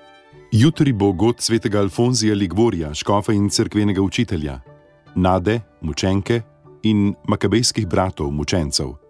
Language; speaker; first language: Slovenian; native; Slovenian